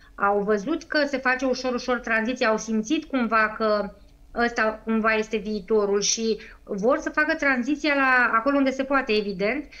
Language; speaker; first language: Romanian; native; Romanian